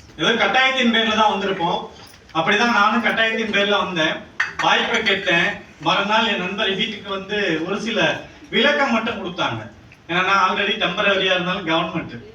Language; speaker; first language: Tamil; native; Tamil